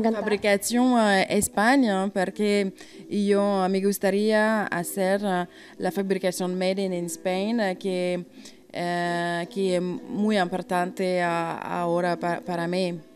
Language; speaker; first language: Spanish; non-native, learner; Italian